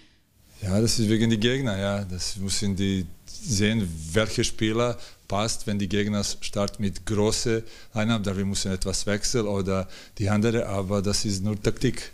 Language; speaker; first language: German; non-native, fluent; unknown